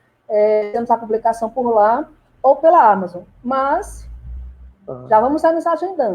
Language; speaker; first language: Portuguese; native; Portuguese